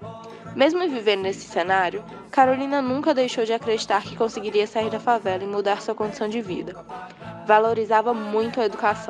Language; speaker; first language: Portuguese; native; Portuguese